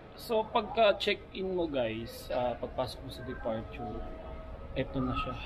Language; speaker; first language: Filipino; non-native, local second language; Hiligaynon